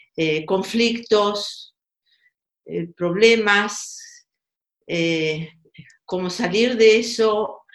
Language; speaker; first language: Spanish; native; Spanish